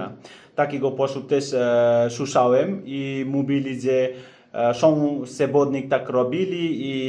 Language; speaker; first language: Polish; non-native, learner; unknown